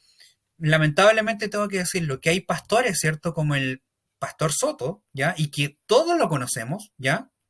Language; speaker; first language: Spanish; native; Spanish